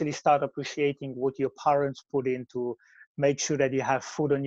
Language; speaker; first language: English; non-native, fluent; Polish